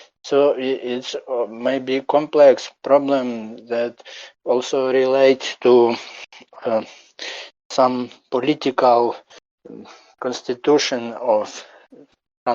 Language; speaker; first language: English; non-native, learner; Ukrainian